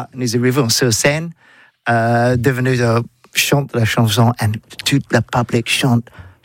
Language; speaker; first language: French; non-native, learner; English